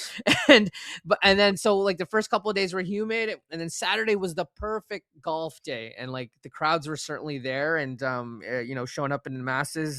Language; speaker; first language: English; native; English